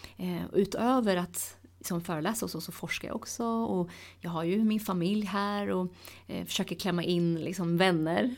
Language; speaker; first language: Swedish; early bilingual, other home language; Tigrinya